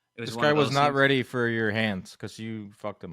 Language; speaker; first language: English; native; English